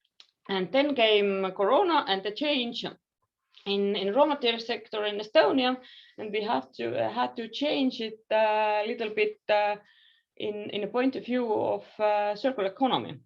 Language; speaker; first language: English; non-native, fluent; Estonian